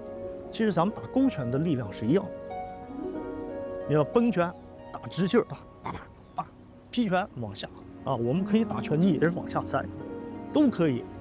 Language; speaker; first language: Chinese; native; Chinese